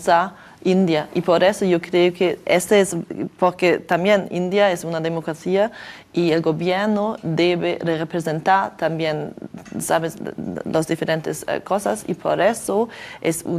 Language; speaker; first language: Spanish; non-native, learner; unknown